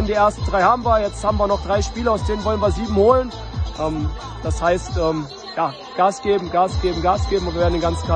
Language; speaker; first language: German; native; German